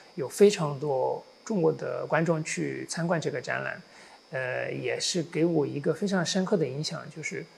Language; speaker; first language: Chinese; non-native, fluent; Hungarian